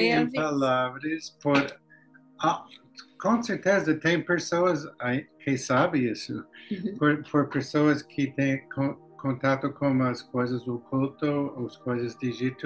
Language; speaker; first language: Portuguese; non-native, learner; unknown